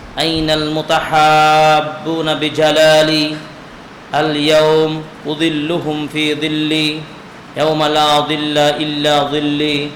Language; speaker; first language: Arabic; non-native, fluent; Bangla